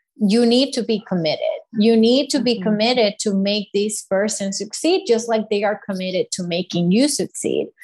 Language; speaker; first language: English; non-native, fluent; Spanish